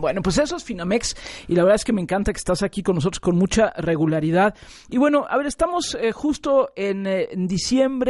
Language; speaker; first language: Spanish; native; Spanish